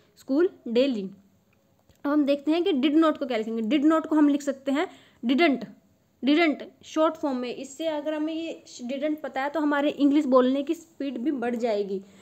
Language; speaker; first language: Hindi; native; Hindi